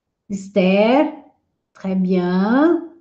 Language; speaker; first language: French; non-native, fluent; Portuguese